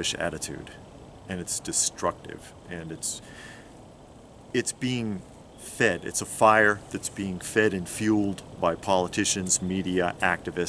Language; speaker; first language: English; native; English